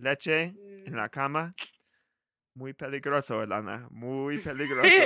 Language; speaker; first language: Spanish; non-native, learner; English